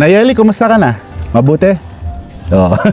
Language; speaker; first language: Filipino; non-native, local second language; Pampanga